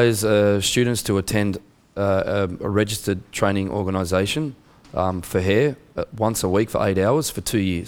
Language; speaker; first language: English; native; English